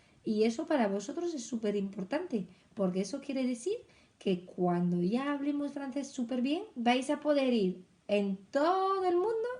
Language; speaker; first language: Spanish; non-native, fluent; French